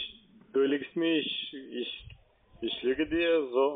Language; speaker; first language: German; non-native, fluent; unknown